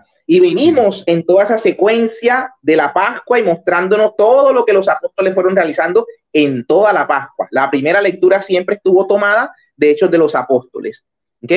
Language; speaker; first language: Spanish; native; Spanish